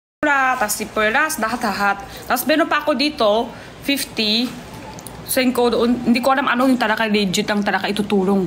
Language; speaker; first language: Filipino; non-native, learner; Chinese